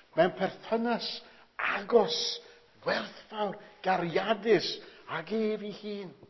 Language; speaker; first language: Welsh; native; Welsh